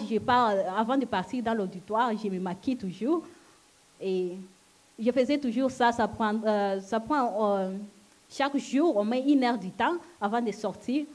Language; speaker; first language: French; non-native, local second language; Lingala